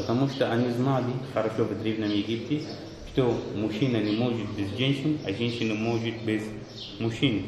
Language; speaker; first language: Russian; non-native, fluent; Arabic